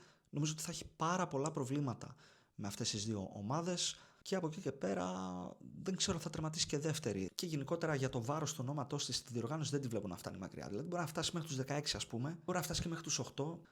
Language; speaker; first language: Greek; native; Greek